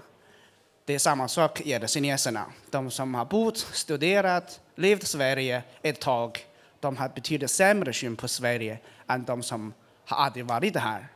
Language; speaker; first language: Swedish; non-native, fluent; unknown